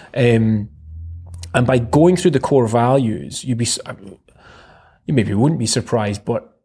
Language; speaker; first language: English; native; English